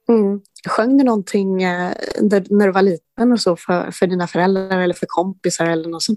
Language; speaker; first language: Swedish; native; Swedish